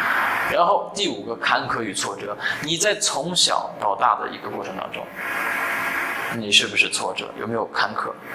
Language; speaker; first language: Chinese; native; Chinese